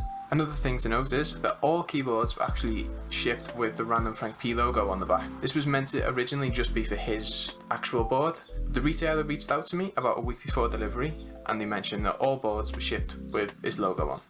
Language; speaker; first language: English; native; English